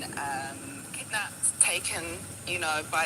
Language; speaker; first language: English; native; English